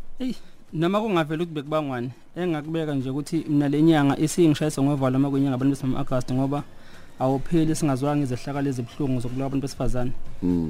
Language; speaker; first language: Zulu; native; Zulu